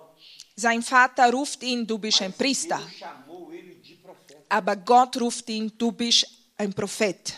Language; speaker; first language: German; non-native, fluent; Portuguese